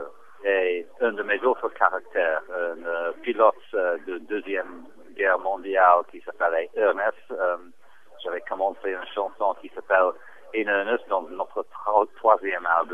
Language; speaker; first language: French; non-native, fluent; English